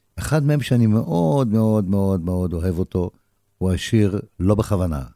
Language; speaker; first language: Hebrew; native; Hebrew